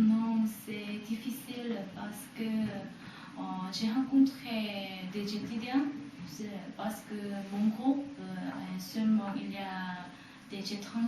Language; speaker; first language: French; non-native, learner; Korean